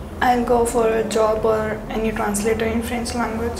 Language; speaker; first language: English; non-native, local second language; Hindi